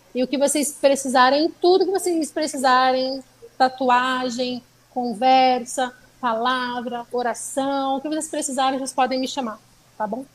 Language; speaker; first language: Portuguese; native; Portuguese